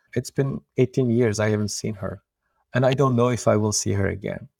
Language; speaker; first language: English; non-native, fluent; Uyghur